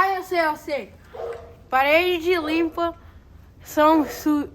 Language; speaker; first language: Portuguese; early bilingual, other home language; English